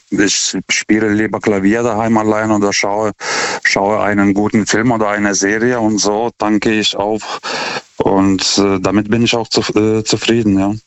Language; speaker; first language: German; non-native, fluent; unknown